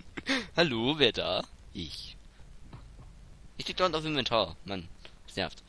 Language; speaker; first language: German; native; German